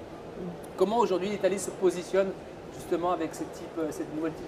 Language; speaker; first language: French; non-native, local second language; Arabic